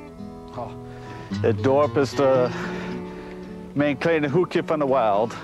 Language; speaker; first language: Dutch; non-native, fluent; English